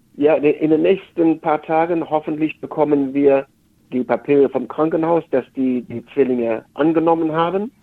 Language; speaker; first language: German; native; German